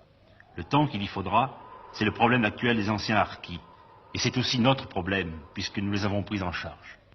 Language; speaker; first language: French; native; French